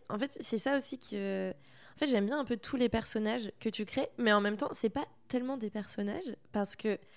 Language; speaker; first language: French; native; French